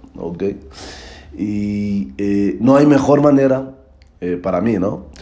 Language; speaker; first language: Spanish; non-native, learner; Hebrew